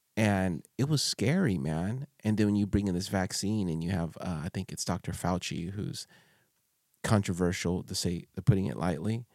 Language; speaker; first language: English; early bilingual, other home language; Filipino